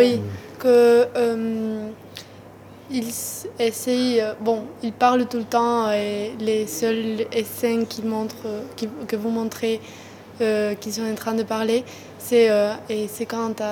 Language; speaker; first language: French; non-native, learner; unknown